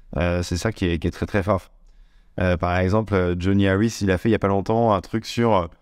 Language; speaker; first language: French; native; French